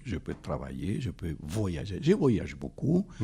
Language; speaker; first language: French; non-native, fluent; Spanish